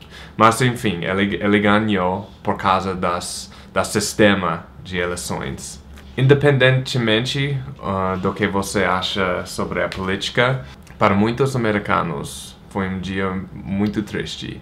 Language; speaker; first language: Portuguese; non-native, fluent; English